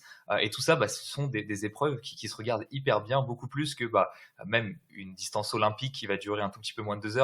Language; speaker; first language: French; native; French